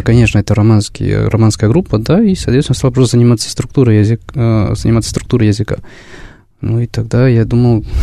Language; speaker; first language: Russian; non-native, fluent; Spanish